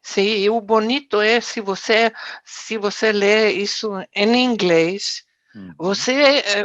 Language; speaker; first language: Portuguese; non-native, fluent; German